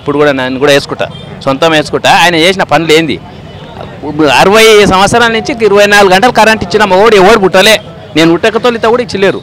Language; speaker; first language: Telugu; native; Telugu